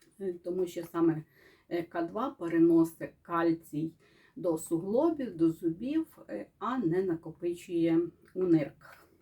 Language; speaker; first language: Ukrainian; native; Ukrainian